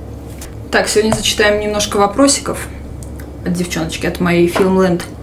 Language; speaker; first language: Russian; native; Russian